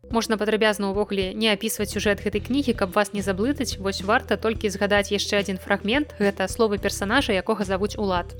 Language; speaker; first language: Belarusian; native; Belarusian